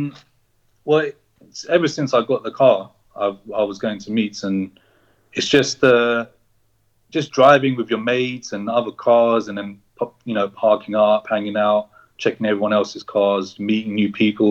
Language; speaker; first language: English; native; English